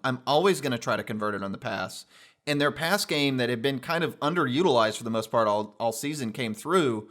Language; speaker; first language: English; native; English